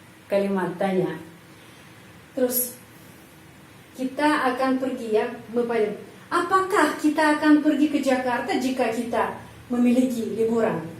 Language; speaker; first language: Indonesian; non-native, fluent; Russian